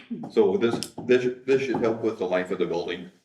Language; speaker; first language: English; native; English